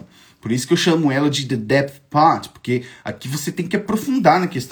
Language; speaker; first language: Portuguese; native; Portuguese